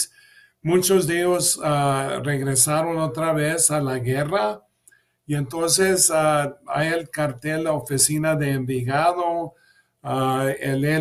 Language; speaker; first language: Spanish; early bilingual, heritage; English